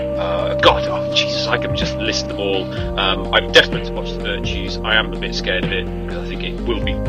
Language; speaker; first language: English; native; English